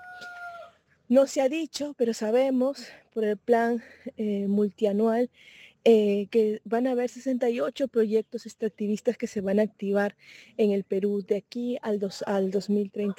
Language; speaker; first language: Spanish; native; Spanish